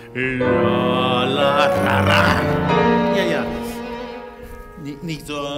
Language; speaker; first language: German; non-native, fluent; Russian